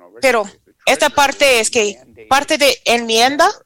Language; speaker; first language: Spanish; non-native, fluent; English